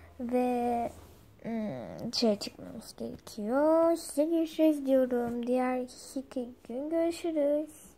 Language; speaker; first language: Turkish; early bilingual, heritage; Turkish